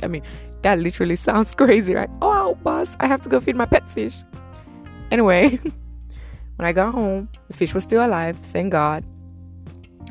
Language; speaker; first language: English; non-native, local second language; Yoruba